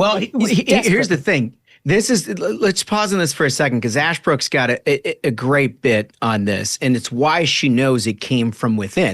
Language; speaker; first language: English; native; English